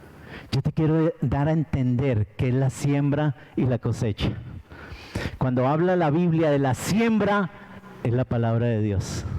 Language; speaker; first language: Spanish; native; Spanish